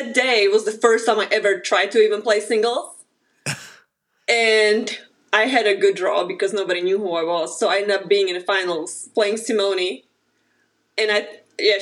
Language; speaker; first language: English; non-native, fluent; Slovak